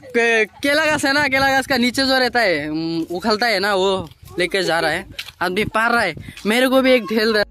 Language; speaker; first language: Hindi; non-native, local second language; Bangla